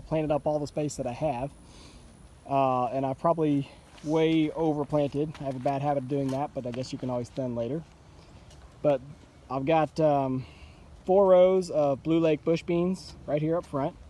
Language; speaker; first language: English; native; English